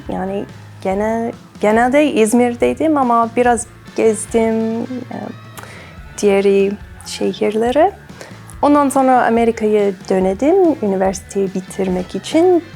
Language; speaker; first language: Turkish; non-native, learner; English